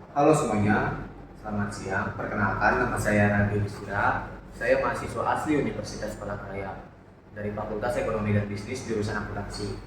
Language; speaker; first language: Indonesian; native; Indonesian